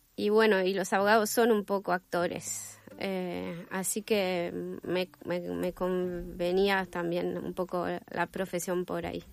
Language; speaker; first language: Spanish; non-native, fluent; French